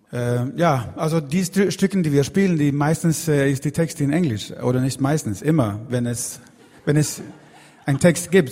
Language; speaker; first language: German; non-native, fluent; Swedish